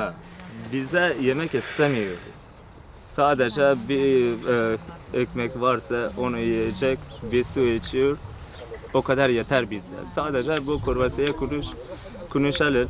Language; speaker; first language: Turkish; non-native, learner; Persian